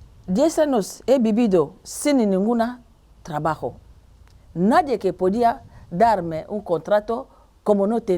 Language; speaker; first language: Spanish; non-native, learner; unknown